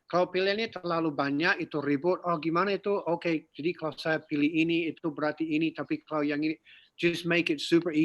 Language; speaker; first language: Indonesian; non-native, fluent; English